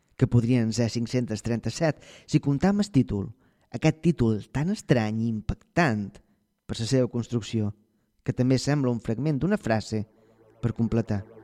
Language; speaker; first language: Catalan; native; Catalan